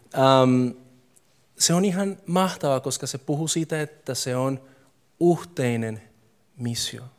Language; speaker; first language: Finnish; non-native, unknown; English